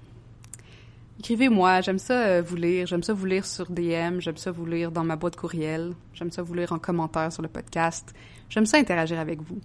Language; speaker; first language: French; native; French